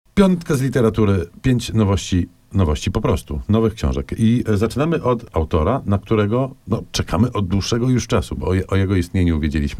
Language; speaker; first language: Polish; native; Polish